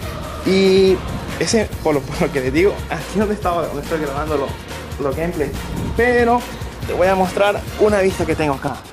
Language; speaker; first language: Spanish; early bilingual, other home language; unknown